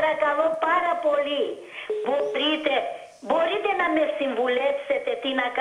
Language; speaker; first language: Greek; early bilingual, heritage; Greek